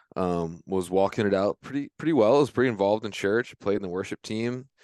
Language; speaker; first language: English; native; English